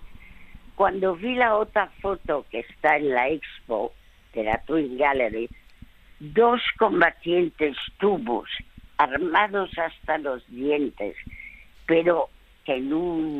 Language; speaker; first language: Spanish; early bilingual, other home language; French